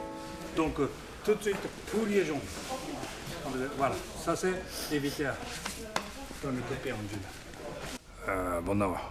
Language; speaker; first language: French; non-native, learner; Japanese